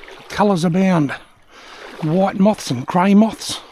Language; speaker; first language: English; native; English